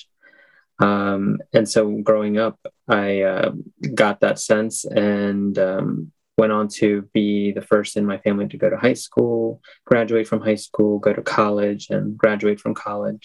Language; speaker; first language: English; native; English